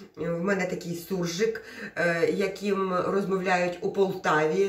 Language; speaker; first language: Ukrainian; non-native, local second language; Russian